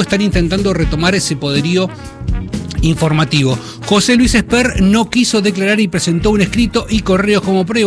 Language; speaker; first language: Spanish; native; Spanish